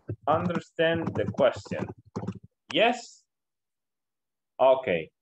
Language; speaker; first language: English; non-native, learner; Spanish